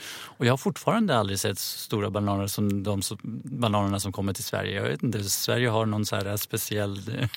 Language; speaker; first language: Swedish; early bilingual, other home language; Persian